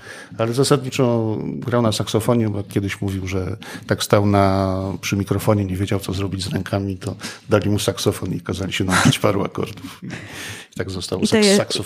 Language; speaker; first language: Polish; native; Polish